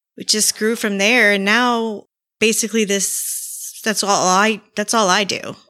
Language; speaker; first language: English; native; English